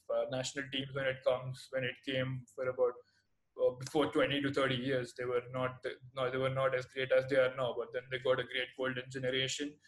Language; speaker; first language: English; non-native, local second language; Telugu